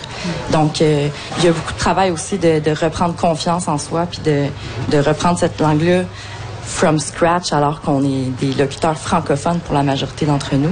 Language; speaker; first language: French; native; French